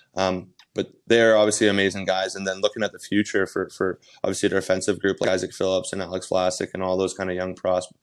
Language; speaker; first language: English; native; English